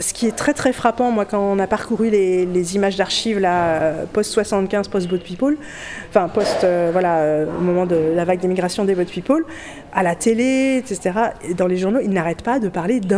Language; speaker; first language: French; native; French